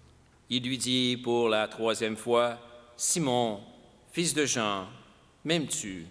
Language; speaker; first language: French; native; French